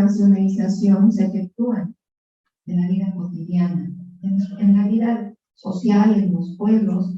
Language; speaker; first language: Spanish; native; Spanish